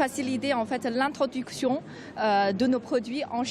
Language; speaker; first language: French; non-native, fluent; Chinese